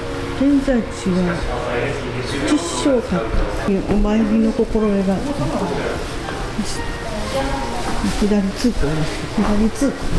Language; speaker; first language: Japanese; native; Japanese